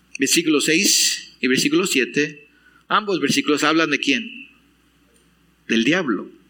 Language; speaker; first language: Spanish; non-native, fluent; English